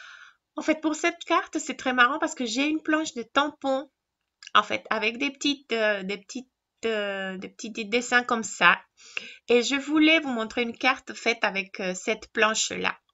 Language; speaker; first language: French; non-native, fluent; Spanish